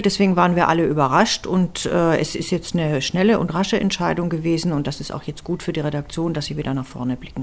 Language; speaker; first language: German; native; German